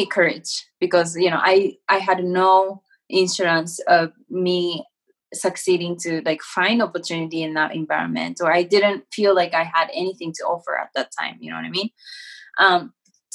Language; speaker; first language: English; non-native, fluent; Japanese